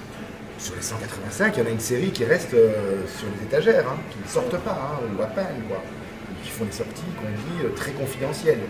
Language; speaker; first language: French; native; French